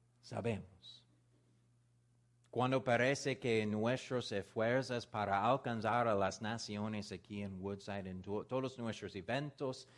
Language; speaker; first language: Spanish; non-native, learner; English